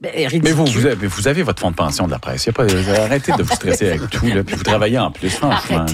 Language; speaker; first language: French; native; French